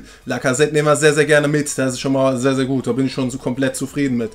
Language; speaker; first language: German; native; German